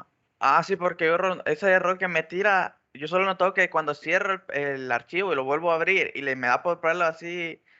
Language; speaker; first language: Spanish; native; Spanish